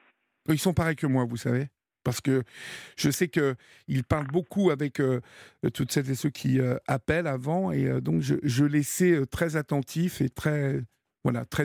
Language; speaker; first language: French; native; French